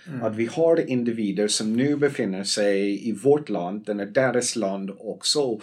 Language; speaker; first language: Swedish; non-native, fluent; English